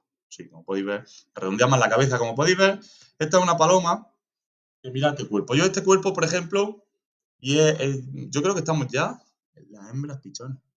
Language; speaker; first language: Spanish; native; Spanish